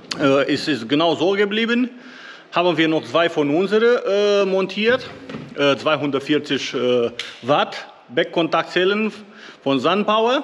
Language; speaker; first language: German; non-native, learner; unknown